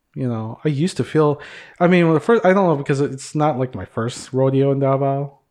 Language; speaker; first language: English; early bilingual, other home language; Cebuano